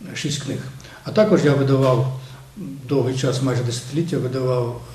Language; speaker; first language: Ukrainian; native; Ukrainian